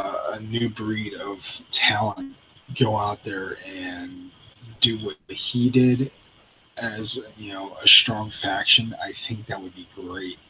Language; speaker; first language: English; native; English